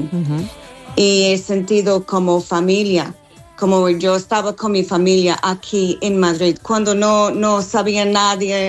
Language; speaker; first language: Spanish; non-native, learner; English